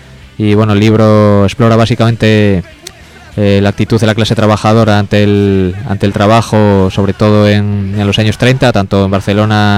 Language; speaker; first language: Spanish; native; Spanish